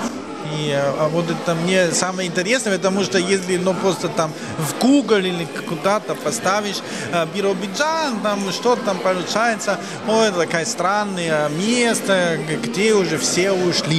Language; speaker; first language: Russian; non-native, fluent; German